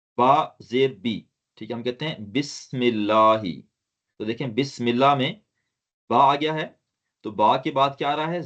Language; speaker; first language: Urdu; non-native, local second language; Sindhi